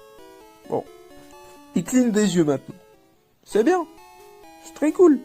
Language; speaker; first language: French; native; French